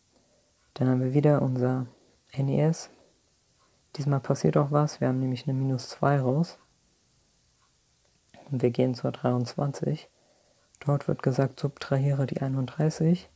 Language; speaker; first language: German; native; German